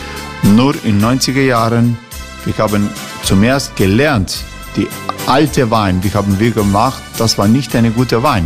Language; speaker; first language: German; non-native, learner; Croatian